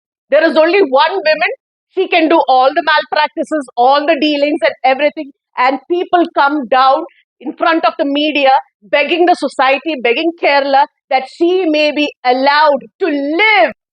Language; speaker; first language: English; non-native, local second language; Malayalam